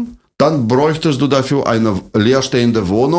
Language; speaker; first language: German; non-native, fluent; Russian